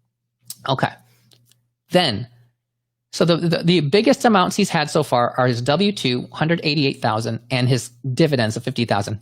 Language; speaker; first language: English; native; English